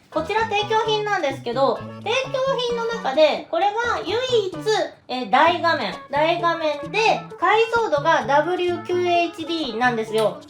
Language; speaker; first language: Japanese; native; Japanese